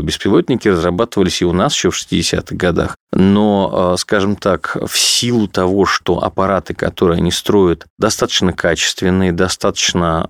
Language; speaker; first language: Russian; native; Russian